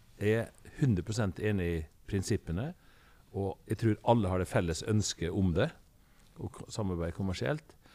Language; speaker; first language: Norwegian; native; Norwegian